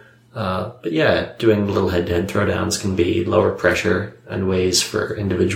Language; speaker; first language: English; native; English